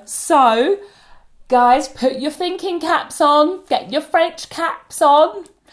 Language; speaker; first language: English; native; English